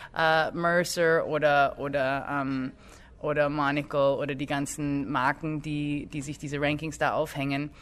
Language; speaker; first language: German; early bilingual, other home language; English